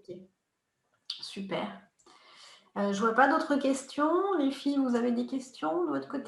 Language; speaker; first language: French; native; French